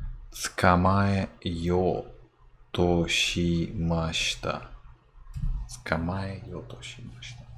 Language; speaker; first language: Japanese; non-native, learner; English